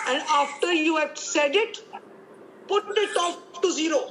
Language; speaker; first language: English; non-native, local second language; Punjabi